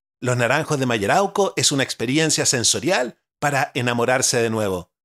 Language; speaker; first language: Spanish; native; Spanish